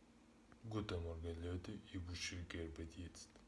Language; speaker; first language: German; non-native, learner; Russian